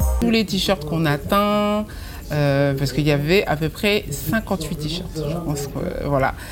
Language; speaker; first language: French; non-native, local second language; Fula